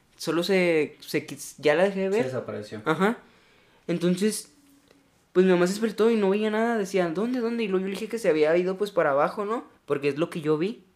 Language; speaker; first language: Spanish; native; Spanish